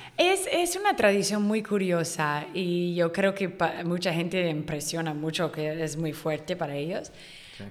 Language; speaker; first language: Spanish; non-native, fluent; English